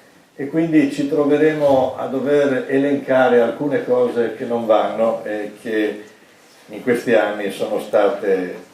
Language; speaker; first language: Italian; native; Italian